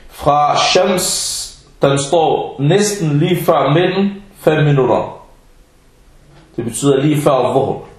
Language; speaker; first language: Danish; early bilingual, other home language; Arabic